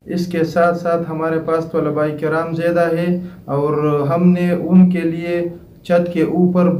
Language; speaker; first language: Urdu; non-native, local second language; Pashto